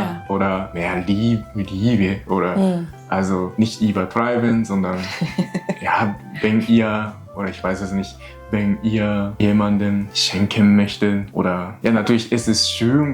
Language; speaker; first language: German; non-native, learner; Japanese